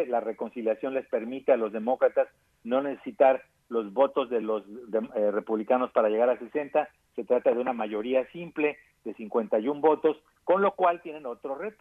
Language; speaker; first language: Spanish; native; Spanish